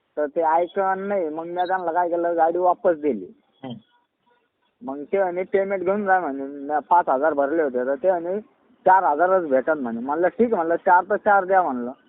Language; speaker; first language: Marathi; native; Marathi